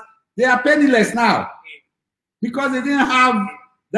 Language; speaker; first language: English; non-native, local second language; Yoruba